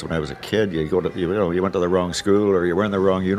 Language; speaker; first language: English; native; English